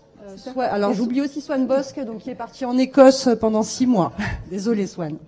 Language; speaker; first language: French; native; French